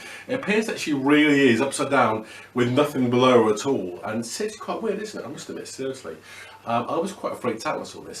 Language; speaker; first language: English; native; English